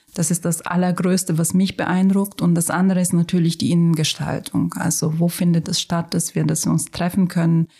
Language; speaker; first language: German; non-native, fluent; Turkish